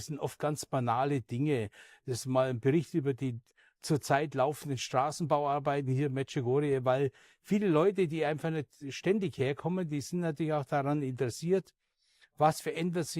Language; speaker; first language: German; native; German